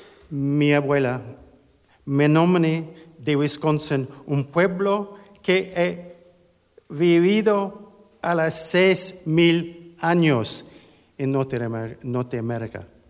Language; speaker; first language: Spanish; non-native, learner; English